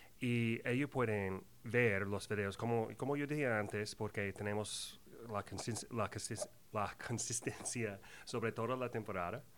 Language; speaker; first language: Spanish; non-native, learner; English